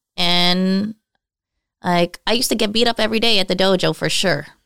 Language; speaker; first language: English; early bilingual, other home language; Filipino